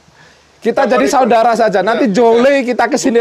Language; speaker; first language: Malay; non-native, local second language; Javanese